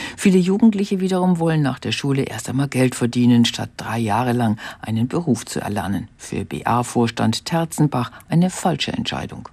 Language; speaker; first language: German; native; German